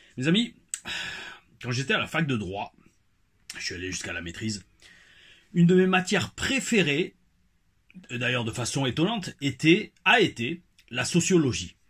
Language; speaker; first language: French; native; French